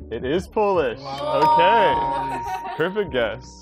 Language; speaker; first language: English; native; English